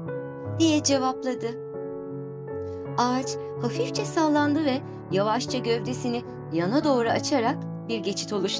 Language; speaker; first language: Turkish; native; Turkish